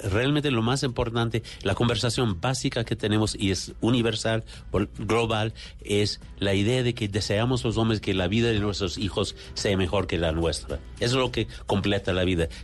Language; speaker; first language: Spanish; non-native, fluent; English